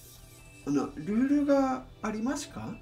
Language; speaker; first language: Japanese; non-native, learner; English